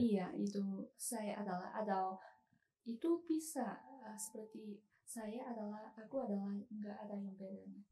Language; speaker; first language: Indonesian; non-native, learner; Chinese